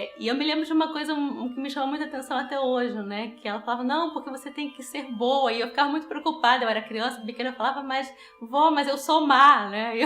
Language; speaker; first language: Portuguese; early bilingual, other home language; Spanish